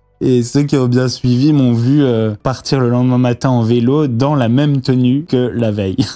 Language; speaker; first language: French; native; French